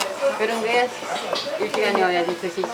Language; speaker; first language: Korean; non-native, local second language; Chinese